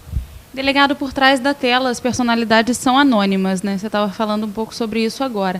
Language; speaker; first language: Portuguese; native; Portuguese